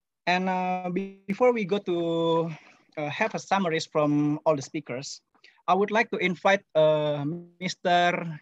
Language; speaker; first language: English; non-native, fluent; Indonesian